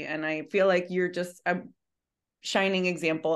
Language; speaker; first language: English; early bilingual, other home language; Spanish